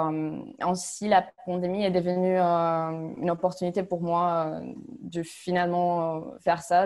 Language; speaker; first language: French; non-native, fluent; Romanian